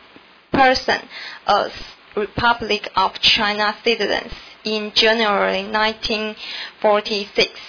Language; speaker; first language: English; non-native, learner; Min Nan Chinese